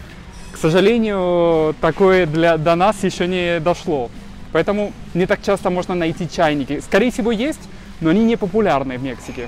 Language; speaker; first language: Russian; non-native, fluent; Spanish